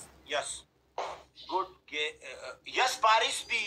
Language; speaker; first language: English; non-native, learner; Pashto